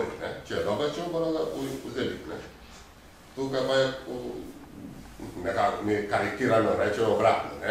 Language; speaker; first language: Slovenian; non-native, fluent; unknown